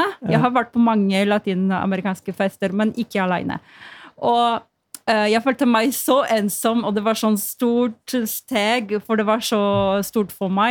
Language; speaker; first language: Norwegian; non-native, fluent; Polish